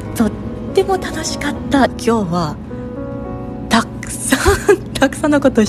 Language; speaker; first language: Japanese; non-native, learner; English